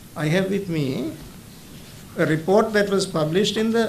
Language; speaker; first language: English; non-native, local second language; Sinhala